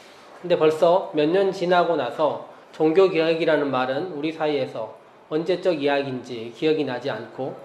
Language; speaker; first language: Korean; native; Korean